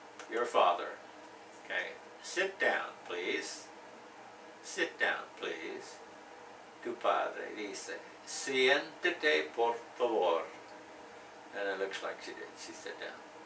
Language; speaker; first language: English; native; English